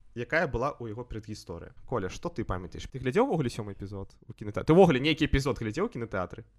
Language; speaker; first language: Belarusian; non-native, local second language; Russian